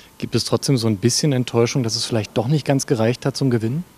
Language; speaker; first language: German; native; German